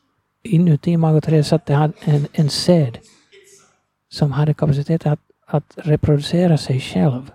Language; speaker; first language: Swedish; non-native, fluent; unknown